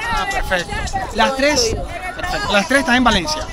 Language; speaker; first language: Spanish; native; Spanish